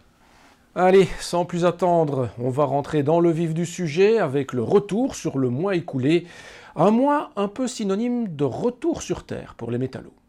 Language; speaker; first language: French; native; French